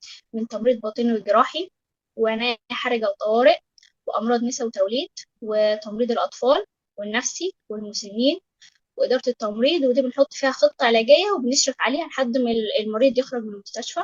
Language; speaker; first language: Arabic; native; Arabic